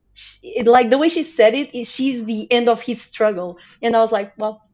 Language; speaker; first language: English; non-native, fluent; Portuguese